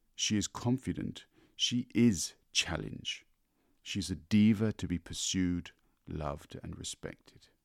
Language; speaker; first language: English; native; English